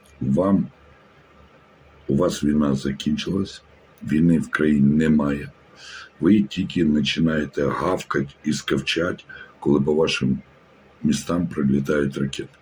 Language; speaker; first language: Ukrainian; native; Ukrainian